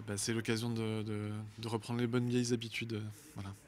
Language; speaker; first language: French; native; French